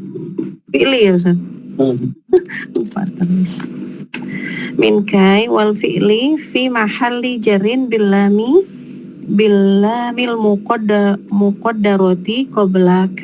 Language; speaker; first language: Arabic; non-native, learner; Indonesian